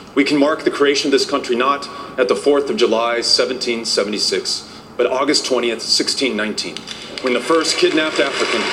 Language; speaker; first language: English; native; English